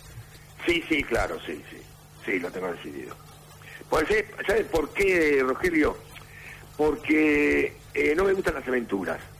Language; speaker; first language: Spanish; native; Spanish